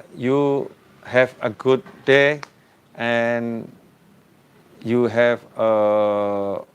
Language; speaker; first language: English; non-native, learner; Indonesian